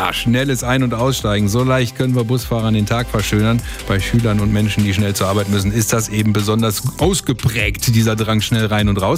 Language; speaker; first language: German; native; German